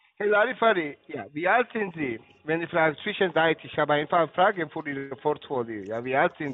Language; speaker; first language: German; non-native, learner; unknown